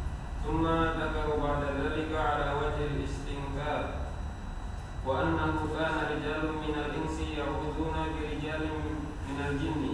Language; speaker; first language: Arabic; non-native, learner; Indonesian